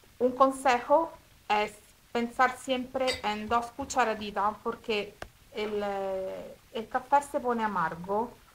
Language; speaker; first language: Spanish; non-native, fluent; Italian